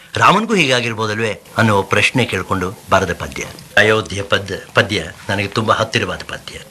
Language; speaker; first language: Kannada; native; Kannada